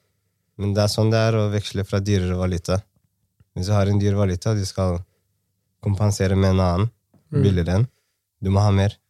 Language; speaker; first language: Norwegian; early bilingual, other home language; Somali